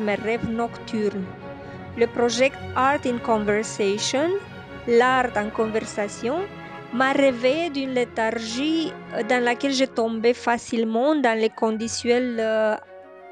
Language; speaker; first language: French; non-native, fluent; Romanian